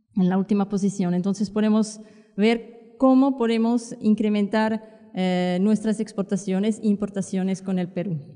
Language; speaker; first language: Spanish; non-native, fluent; Czech